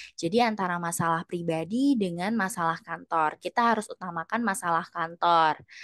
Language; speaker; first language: Indonesian; native; Indonesian